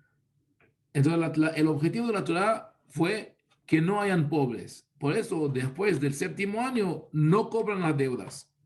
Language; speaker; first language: Spanish; non-native, fluent; Hebrew